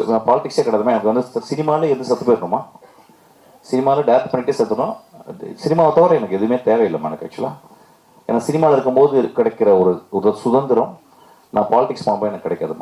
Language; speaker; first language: Tamil; native; Tamil